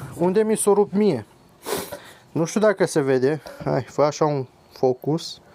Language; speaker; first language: Romanian; native; Romanian